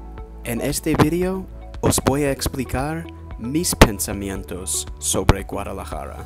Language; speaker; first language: Spanish; non-native, fluent; English